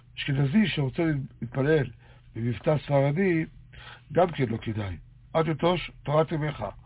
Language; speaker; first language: Hebrew; native; Hebrew